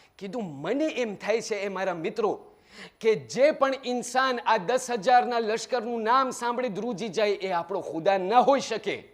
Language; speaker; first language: Gujarati; early bilingual, heritage; Gujarati